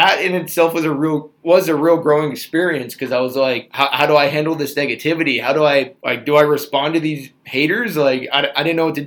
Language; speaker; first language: English; native; English